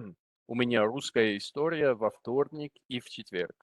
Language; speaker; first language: Russian; non-native, fluent; English